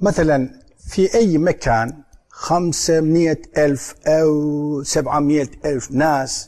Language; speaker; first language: Arabic; non-native, learner; Turkish